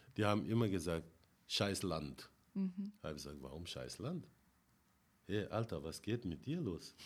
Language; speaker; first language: German; non-native, fluent; Wolof